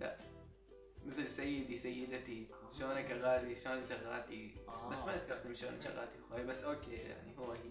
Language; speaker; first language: Arabic; native; Arabic